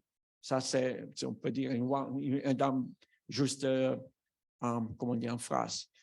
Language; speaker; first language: French; non-native, fluent; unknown